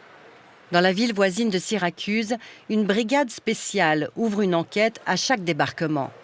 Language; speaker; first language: French; native; French